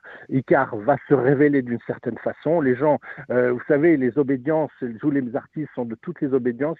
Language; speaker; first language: French; native; French